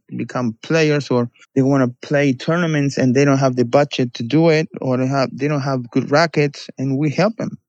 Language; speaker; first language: English; non-native, fluent; Spanish